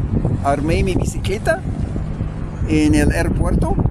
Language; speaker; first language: Spanish; non-native, fluent; English